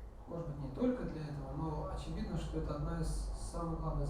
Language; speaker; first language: Russian; native; Russian